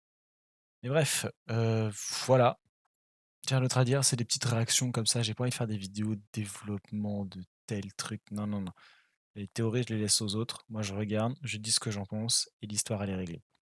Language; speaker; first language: French; native; French